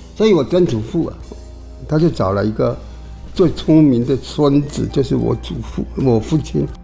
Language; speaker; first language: Chinese; non-native, local second language; Hakka Chinese